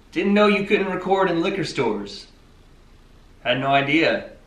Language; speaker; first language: English; native; English